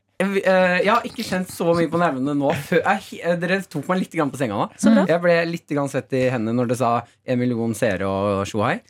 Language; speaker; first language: Norwegian; native; Norwegian